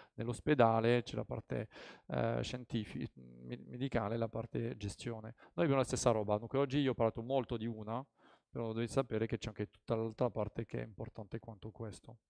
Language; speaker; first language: Italian; non-native, fluent; French